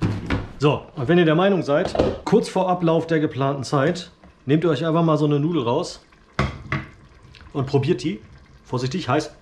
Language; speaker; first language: German; native; German